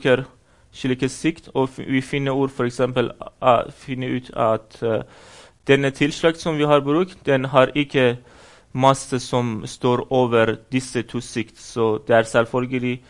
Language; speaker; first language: Norwegian; non-native, fluent; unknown